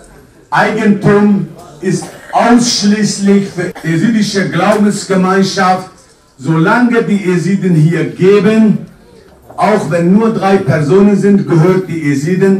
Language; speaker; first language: German; non-native, fluent; Kurdish